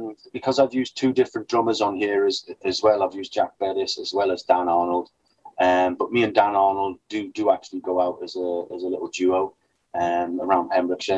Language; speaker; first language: English; native; English